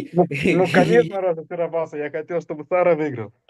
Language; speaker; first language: Russian; non-native, fluent; Romanian